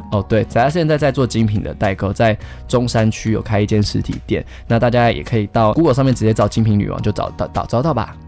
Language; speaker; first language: Chinese; native; Chinese